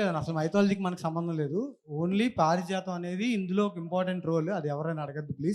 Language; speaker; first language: Telugu; native; Telugu